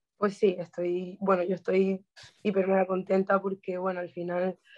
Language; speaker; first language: Spanish; native; Spanish